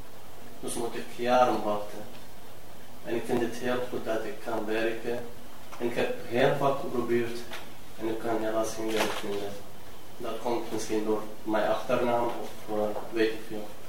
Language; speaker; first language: Dutch; non-native, learner; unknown